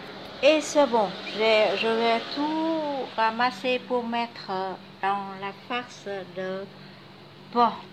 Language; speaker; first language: French; non-native, fluent; Vietnamese